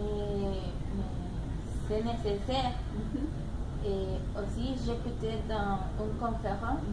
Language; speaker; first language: French; non-native, learner; Spanish